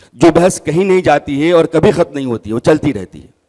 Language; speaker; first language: Hindi; native; Hindi